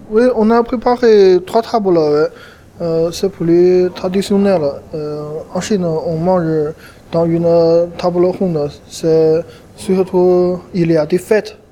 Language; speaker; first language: French; non-native, fluent; Chinese